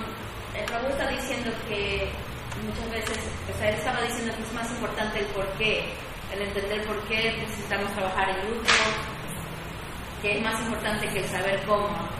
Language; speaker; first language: Spanish; native; Spanish